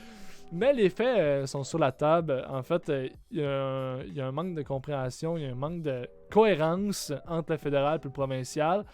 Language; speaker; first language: French; native; French